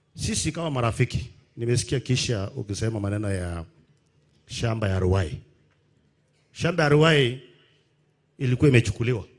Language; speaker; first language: Swahili; non-native, local second language; Kalenjin